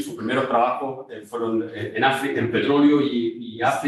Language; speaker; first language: Spanish; native; Spanish